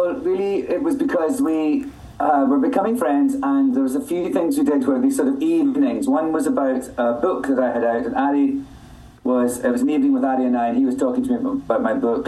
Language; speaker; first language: English; native; English